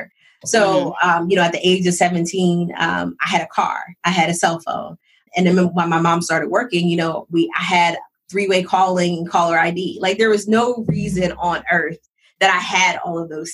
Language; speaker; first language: English; native; English